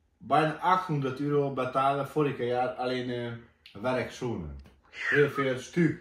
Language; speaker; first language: Dutch; non-native, learner; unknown